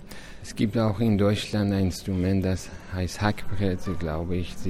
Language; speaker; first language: German; non-native, fluent; Persian